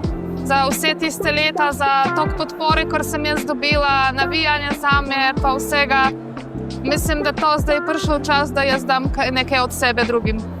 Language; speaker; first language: Slovenian; non-native, fluent; Polish